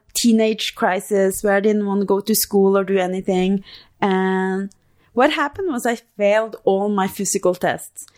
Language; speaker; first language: English; non-native, fluent; Norwegian